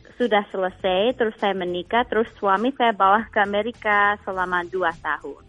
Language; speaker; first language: Indonesian; non-native, fluent; English